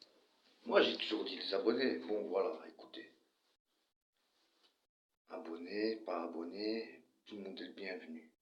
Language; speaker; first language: French; early bilingual, other home language; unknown